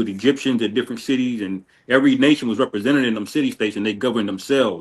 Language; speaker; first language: English; native; English